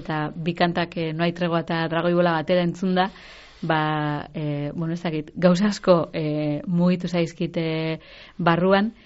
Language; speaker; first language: Basque; native; Basque